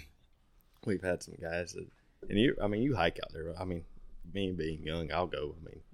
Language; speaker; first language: English; native; English